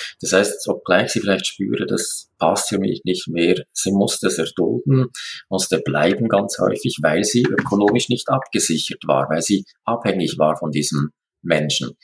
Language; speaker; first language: German; native; German